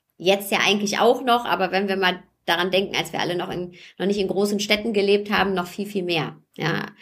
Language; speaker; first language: German; early bilingual, other home language; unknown